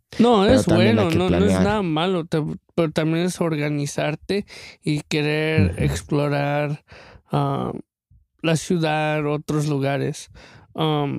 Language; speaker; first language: Spanish; early bilingual, other home language; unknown